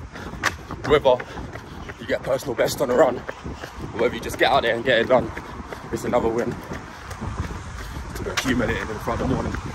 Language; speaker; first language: English; native; English